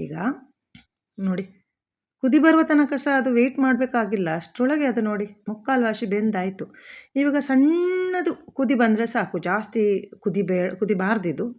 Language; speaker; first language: Kannada; non-native, local second language; Konkani